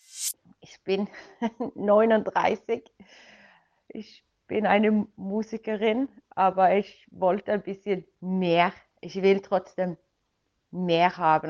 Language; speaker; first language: German; non-native, fluent; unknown